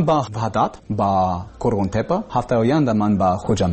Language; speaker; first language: Persian; non-native, learner; English